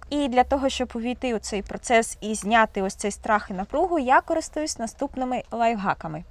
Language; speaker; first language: Ukrainian; native; Ukrainian